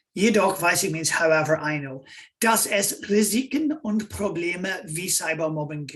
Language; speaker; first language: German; non-native, fluent; English